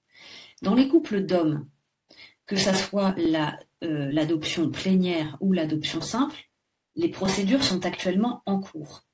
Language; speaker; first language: French; native; French